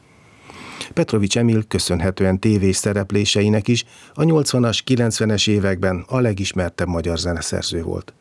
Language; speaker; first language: Hungarian; native; Hungarian